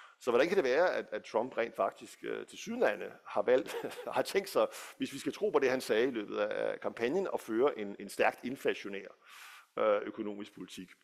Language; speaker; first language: Danish; native; Danish